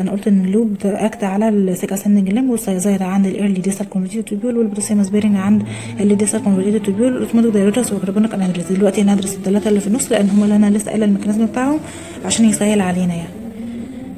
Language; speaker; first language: Arabic; native; Arabic